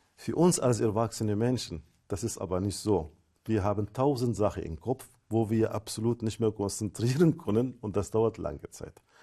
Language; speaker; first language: German; non-native, fluent; Arabic